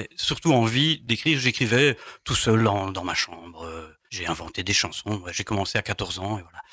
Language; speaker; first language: French; native; French